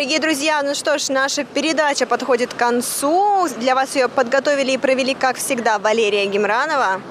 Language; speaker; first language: Russian; native; Russian